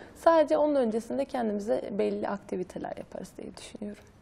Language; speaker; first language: Turkish; native; Turkish